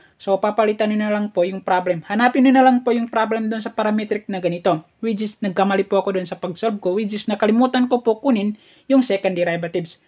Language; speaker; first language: Filipino; native; Filipino